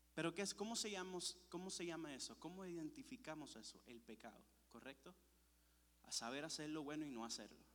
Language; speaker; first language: Spanish; early bilingual, heritage; Spanish